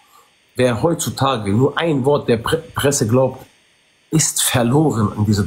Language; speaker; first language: German; early bilingual, other home language; Arabic